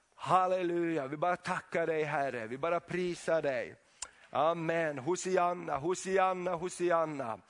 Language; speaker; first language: Swedish; native; Swedish